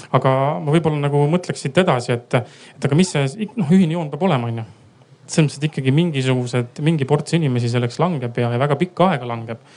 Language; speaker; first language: Estonian; native; Estonian